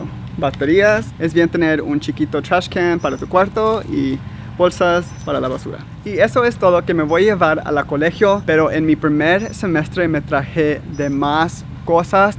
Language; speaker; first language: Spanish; early bilingual, heritage; Spanish